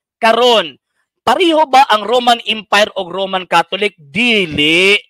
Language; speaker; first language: Cebuano; native; Cebuano